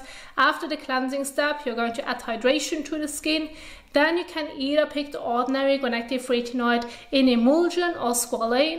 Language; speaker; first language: English; non-native, fluent; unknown